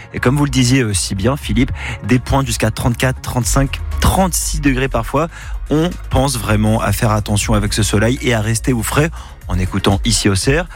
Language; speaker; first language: French; native; French